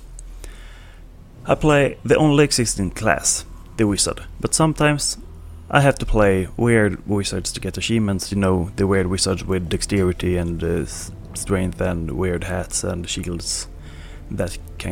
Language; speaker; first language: English; non-native, fluent; Swedish